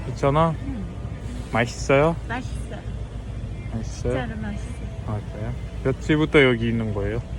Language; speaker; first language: Korean; non-native, learner; Uzbek